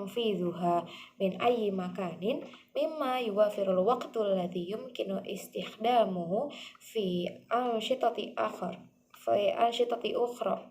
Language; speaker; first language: Arabic; non-native, learner; Indonesian